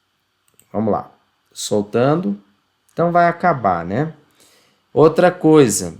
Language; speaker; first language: Portuguese; native; Portuguese